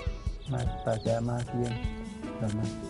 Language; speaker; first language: Spanish; native; Spanish